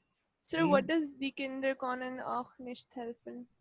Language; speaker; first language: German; non-native, learner; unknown